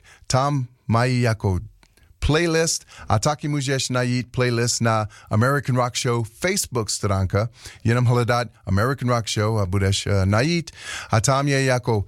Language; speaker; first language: Czech; non-native, learner; English